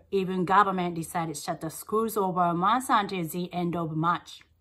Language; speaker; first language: English; non-native, fluent; Japanese